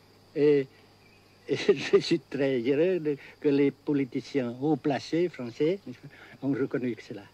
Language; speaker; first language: French; non-native, fluent; Vietnamese